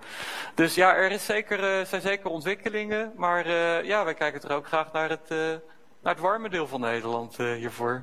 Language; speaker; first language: Dutch; native; Dutch